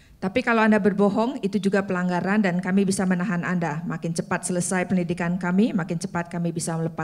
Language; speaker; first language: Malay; non-native, learner; English